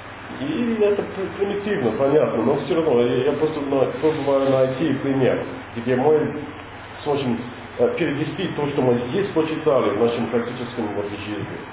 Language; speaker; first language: Russian; non-native, learner; English